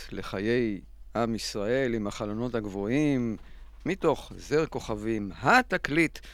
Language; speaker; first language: Hebrew; native; Hebrew